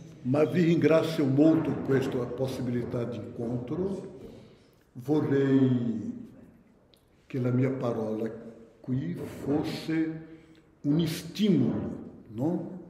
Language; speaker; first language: Italian; non-native, fluent; Portuguese